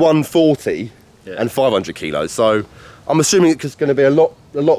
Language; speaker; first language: English; native; English